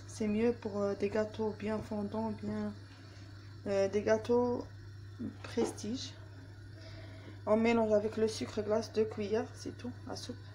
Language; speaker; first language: French; non-native, learner; Arabic